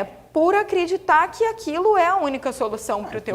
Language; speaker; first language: Portuguese; native; Portuguese